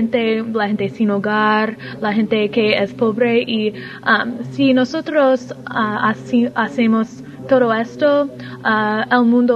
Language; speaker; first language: Spanish; non-native, learner; English